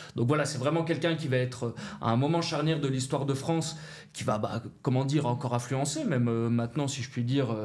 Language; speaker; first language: French; native; French